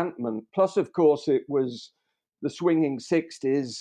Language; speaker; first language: English; native; English